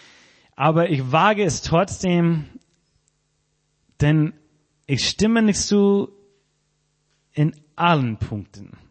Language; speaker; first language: German; non-native, fluent; English